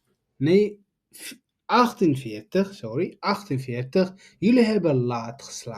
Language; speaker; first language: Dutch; non-native, learner; Tigrinya